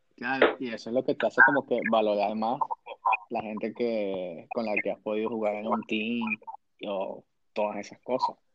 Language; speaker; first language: Spanish; native; Spanish